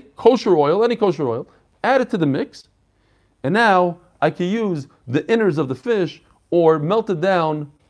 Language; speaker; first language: English; native; English